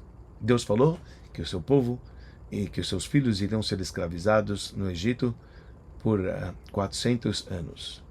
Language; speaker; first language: Portuguese; native; Portuguese